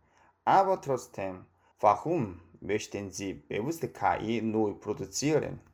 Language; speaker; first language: German; non-native, fluent; Korean